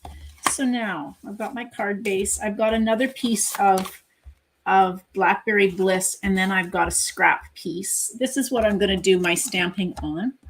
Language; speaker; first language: English; native; English